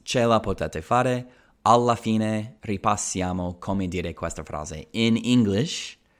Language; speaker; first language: Italian; non-native, fluent; English